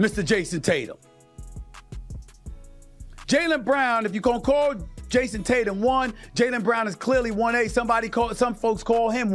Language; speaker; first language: English; native; English